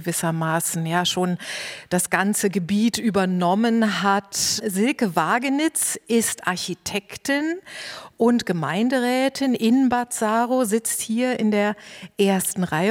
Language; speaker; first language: German; native; German